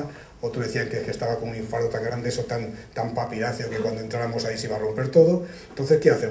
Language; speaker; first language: Spanish; native; Spanish